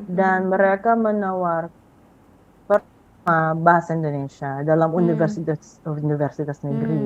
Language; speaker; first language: Indonesian; non-native, fluent; Filipino